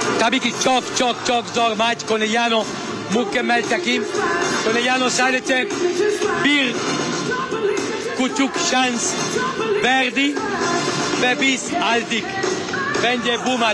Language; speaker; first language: Turkish; non-native, learner; Italian